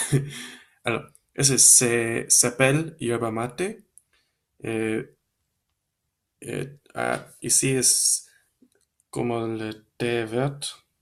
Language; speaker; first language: French; non-native, learner; Spanish